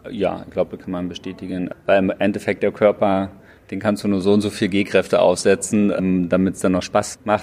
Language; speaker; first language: German; native; German